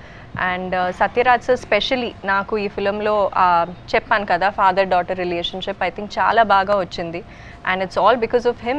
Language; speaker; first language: Telugu; early bilingual, heritage; Kannada